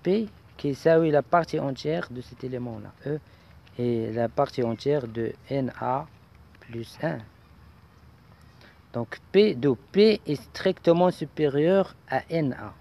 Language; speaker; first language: French; non-native, local second language; Arabic